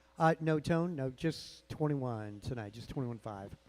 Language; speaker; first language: English; native; English